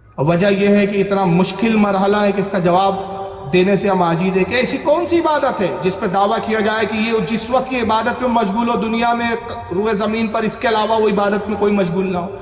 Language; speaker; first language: Urdu; native; Urdu